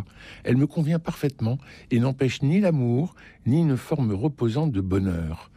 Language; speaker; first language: French; native; French